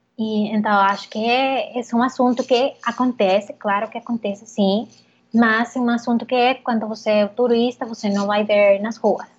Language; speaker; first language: Portuguese; non-native, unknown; Spanish